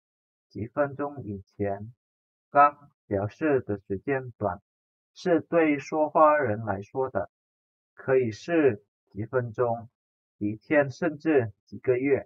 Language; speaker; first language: Chinese; non-native, fluent; Indonesian